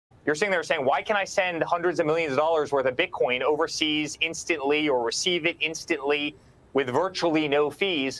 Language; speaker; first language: English; native; English